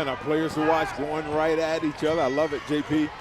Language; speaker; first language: English; native; English